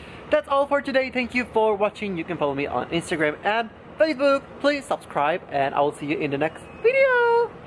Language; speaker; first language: English; non-native, fluent; Italian